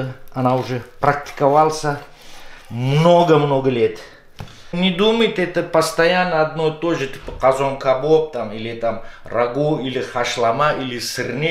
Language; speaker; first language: Russian; non-native, fluent; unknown